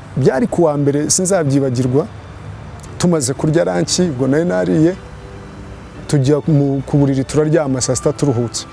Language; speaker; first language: Kinyarwanda; early bilingual, heritage; Kinyarwanda